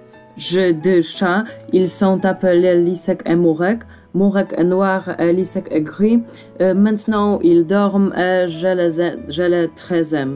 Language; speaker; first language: French; non-native, learner; Polish